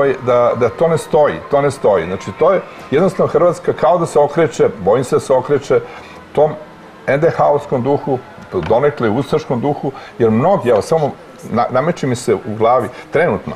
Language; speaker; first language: Croatian; native; Croatian